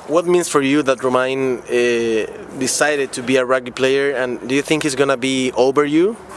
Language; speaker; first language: English; non-native, fluent; Spanish